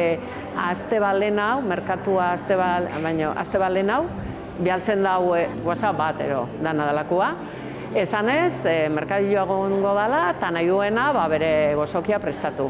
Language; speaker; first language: Basque; native; Basque